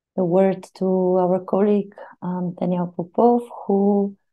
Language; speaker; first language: English; non-native, fluent; Bulgarian